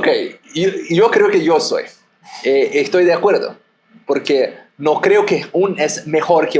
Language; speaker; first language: Spanish; non-native, fluent; Portuguese